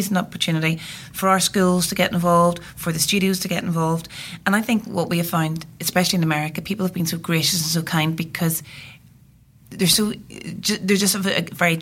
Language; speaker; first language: English; native; English